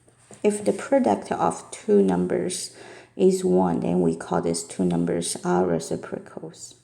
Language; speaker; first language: English; non-native, fluent; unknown